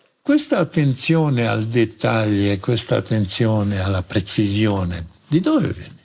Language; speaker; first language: Italian; non-native, learner; Croatian